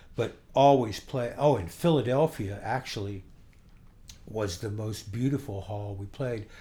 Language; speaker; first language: English; native; English